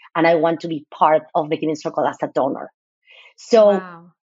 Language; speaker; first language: English; non-native, fluent; Spanish